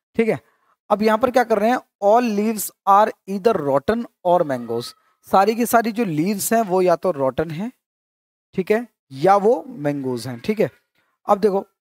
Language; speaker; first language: Hindi; native; Hindi